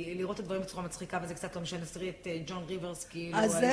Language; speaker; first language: Hebrew; native; Hebrew